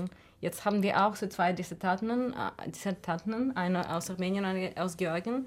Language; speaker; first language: German; non-native, fluent; Russian